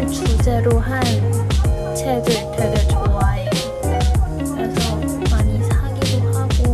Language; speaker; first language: Korean; non-native, fluent; Chinese